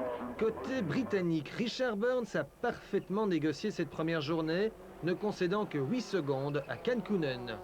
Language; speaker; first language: French; native; French